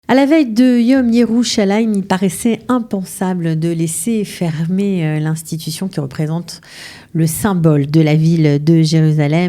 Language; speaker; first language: French; native; French